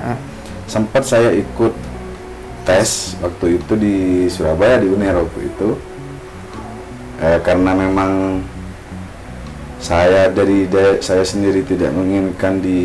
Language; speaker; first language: Indonesian; non-native, local second language; Madurese